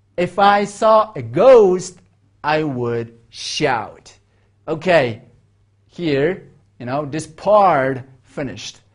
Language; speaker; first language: English; non-native, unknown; Mongolian